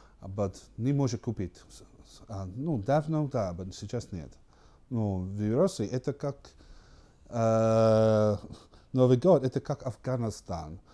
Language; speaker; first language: Russian; non-native, learner; English